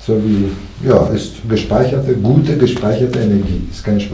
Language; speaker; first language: German; non-native, fluent; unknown